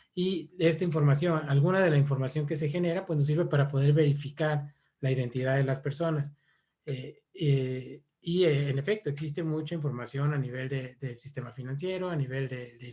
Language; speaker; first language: Spanish; native; Spanish